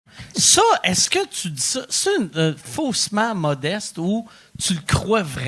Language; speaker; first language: French; native; French